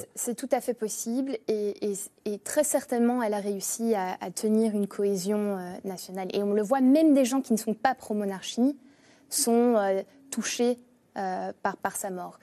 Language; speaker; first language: French; non-native, fluent; English